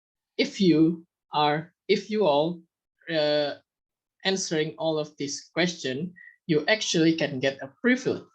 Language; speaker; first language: English; non-native, fluent; Indonesian